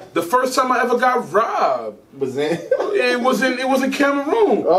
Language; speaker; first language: English; native; English